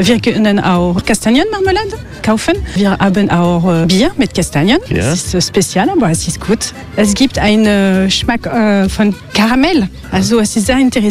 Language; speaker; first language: German; non-native, learner; French